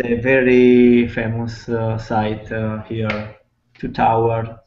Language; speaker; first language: English; non-native, fluent; Italian